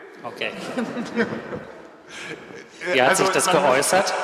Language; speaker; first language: German; native; German